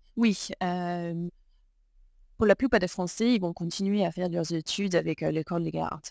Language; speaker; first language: French; non-native, fluent; English